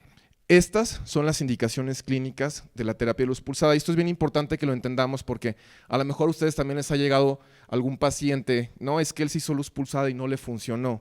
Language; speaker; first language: Spanish; native; Spanish